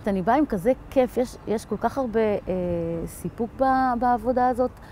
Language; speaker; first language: Hebrew; native; Hebrew